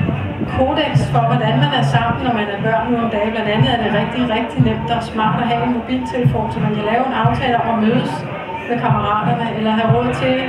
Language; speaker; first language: Danish; native; Danish